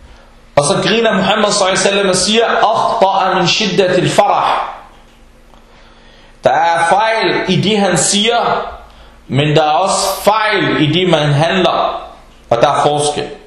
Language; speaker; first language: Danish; non-native, fluent; Arabic